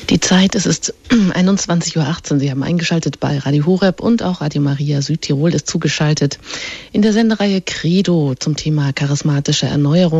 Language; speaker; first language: German; native; German